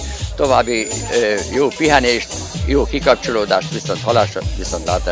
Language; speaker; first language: Hungarian; native; Hungarian